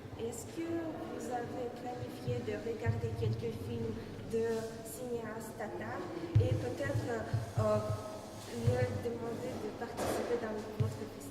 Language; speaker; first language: French; non-native, learner; Russian